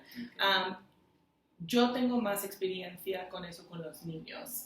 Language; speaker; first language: Spanish; non-native, fluent; English